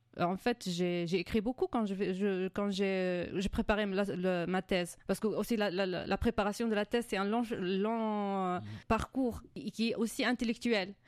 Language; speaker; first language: French; non-native, fluent; Arabic